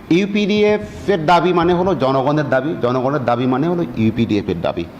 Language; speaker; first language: Bangla; non-native, local second language; Chakma